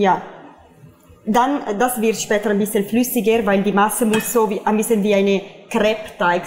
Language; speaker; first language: German; non-native, fluent; Italian